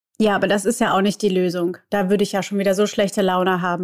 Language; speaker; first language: German; native; German